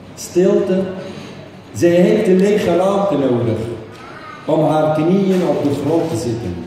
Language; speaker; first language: Dutch; non-native, fluent; Arabic